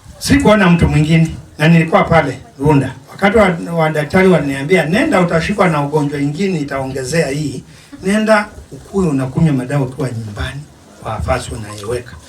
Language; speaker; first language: Swahili; non-native, local second language; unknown